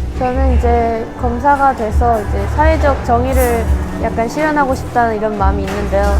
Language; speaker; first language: Korean; early bilingual, heritage; Korean